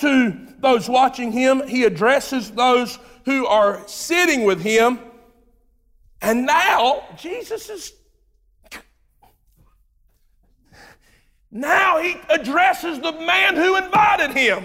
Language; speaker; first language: English; native; English